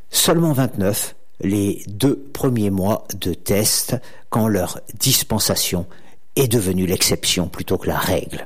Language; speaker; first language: French; native; French